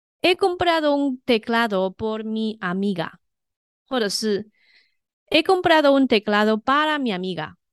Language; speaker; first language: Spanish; non-native, fluent; Chinese